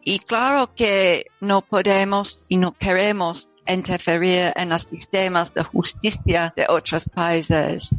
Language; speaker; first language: Spanish; non-native, learner; English